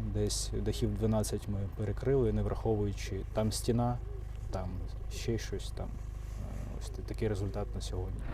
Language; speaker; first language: Ukrainian; native; Ukrainian